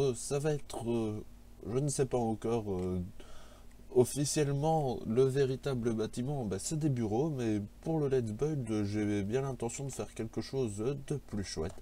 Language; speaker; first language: French; native; French